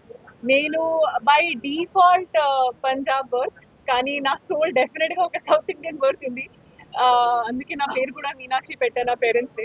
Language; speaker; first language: Telugu; non-native, local second language; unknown